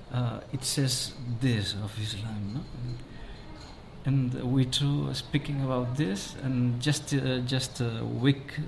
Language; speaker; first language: English; non-native, learner; Spanish